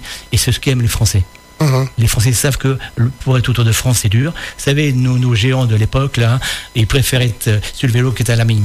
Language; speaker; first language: French; native; French